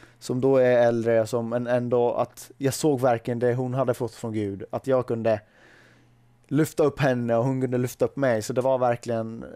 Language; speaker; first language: Swedish; early bilingual, other home language; Finnish